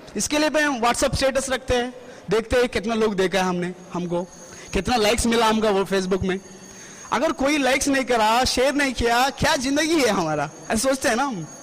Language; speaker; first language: Hindi; non-native, local second language; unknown